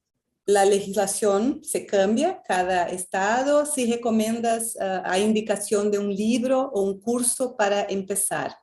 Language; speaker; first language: Spanish; non-native, fluent; Portuguese